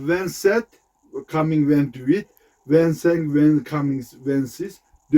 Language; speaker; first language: English; non-native, learner; Turkish